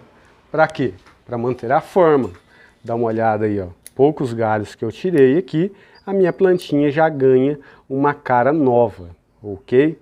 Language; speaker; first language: Portuguese; native; Portuguese